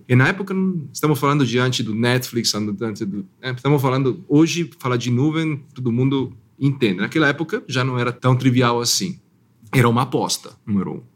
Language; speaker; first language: Portuguese; non-native, fluent; Italian